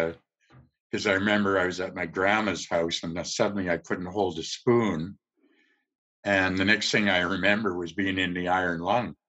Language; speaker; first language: English; native; English